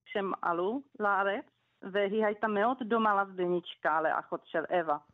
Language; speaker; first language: Hebrew; non-native, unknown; Czech